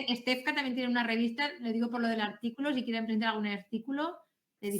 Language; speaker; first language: Spanish; native; Spanish